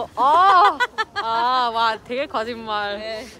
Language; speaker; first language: Korean; non-native, learner; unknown